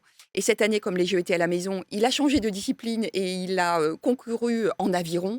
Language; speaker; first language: French; native; French